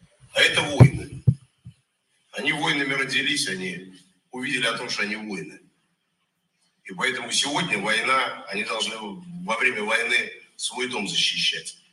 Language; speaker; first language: Russian; native; Russian